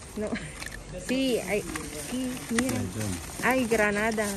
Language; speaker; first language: Spanish; non-native, learner; Filipino